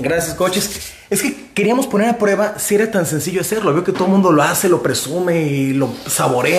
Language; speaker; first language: Spanish; native; Spanish